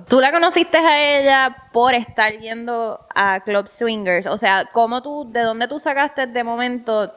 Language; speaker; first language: Spanish; native; Spanish